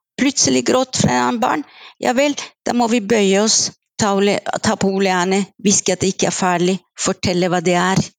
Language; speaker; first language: Norwegian; non-native, fluent; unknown